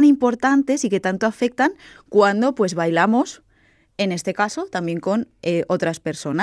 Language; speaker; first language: Spanish; native; Spanish